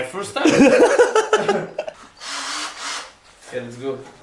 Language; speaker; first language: English; non-native, learner; French